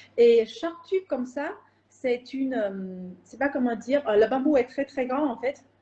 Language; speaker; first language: French; non-native, fluent; Vietnamese